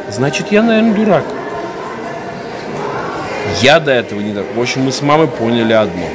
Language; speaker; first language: Russian; native; Russian